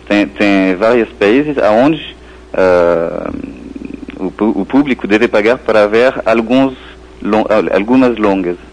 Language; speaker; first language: Portuguese; non-native, fluent; French